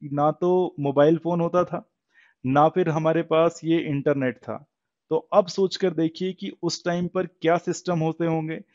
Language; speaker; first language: Hindi; native; Hindi